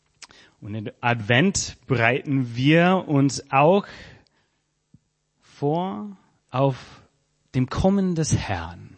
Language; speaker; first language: German; non-native, fluent; English